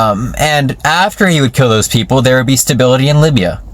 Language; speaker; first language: English; native; English